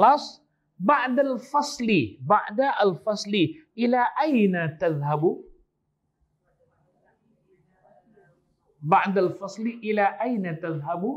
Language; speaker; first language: Arabic; non-native, fluent; Malay